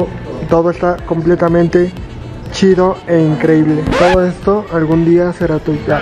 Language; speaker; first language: Spanish; native; Spanish